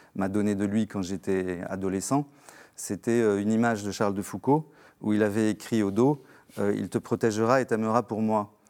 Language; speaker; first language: French; native; French